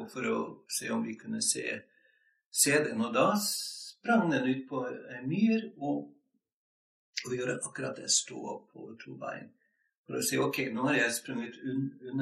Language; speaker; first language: Norwegian; non-native, fluent; English